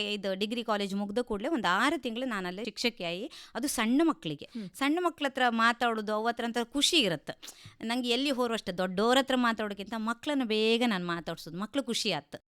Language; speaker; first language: Kannada; native; Kannada